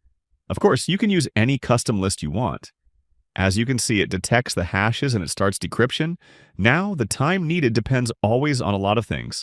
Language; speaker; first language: English; non-native, fluent; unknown